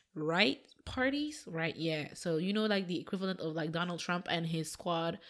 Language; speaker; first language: English; non-native, fluent; Dutch